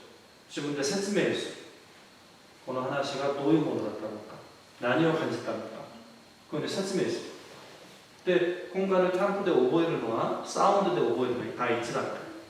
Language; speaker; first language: Japanese; non-native, fluent; Korean